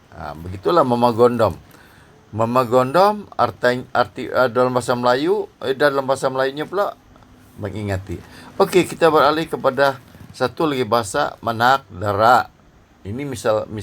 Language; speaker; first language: Malay; non-native, local second language; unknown